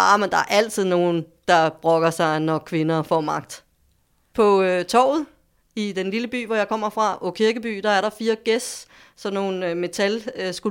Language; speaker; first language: Danish; native; Danish